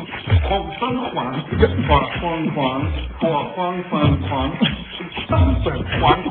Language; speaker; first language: Chinese; non-native, learner; English